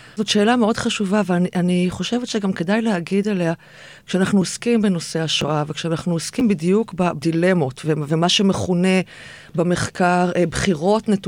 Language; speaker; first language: Hebrew; native; Hebrew